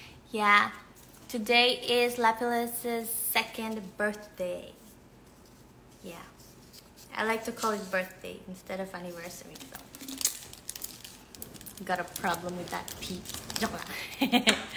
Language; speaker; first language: English; non-native, local second language; Filipino